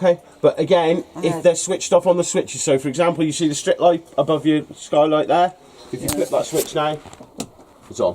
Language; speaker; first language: English; native; English